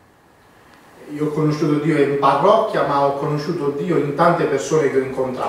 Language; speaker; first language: Italian; native; Italian